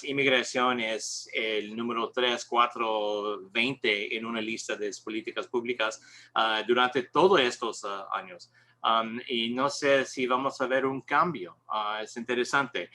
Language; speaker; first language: Spanish; non-native, learner; English